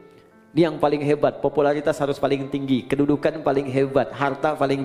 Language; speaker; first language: Indonesian; native; Indonesian